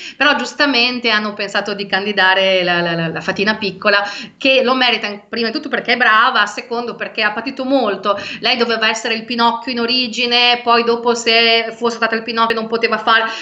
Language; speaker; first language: Italian; native; Italian